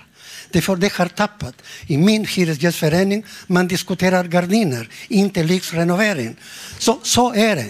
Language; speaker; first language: Swedish; non-native, learner; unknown